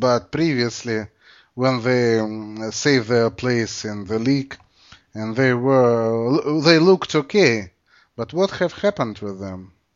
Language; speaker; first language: English; non-native, fluent; Russian